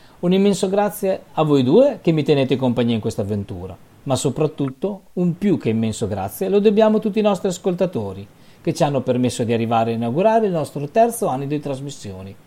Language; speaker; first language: Italian; native; Italian